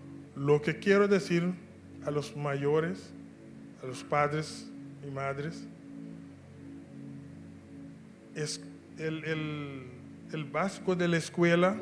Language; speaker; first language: Spanish; non-native, local second language; Papiamento